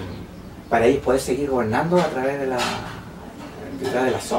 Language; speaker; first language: Spanish; native; Spanish